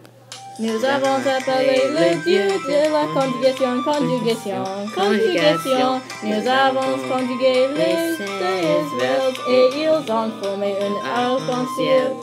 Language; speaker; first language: French; non-native, learner; English